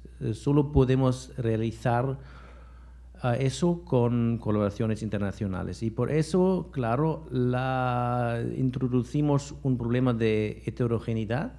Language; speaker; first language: Spanish; non-native, fluent; German